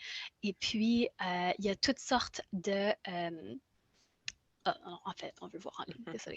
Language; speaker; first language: French; native; French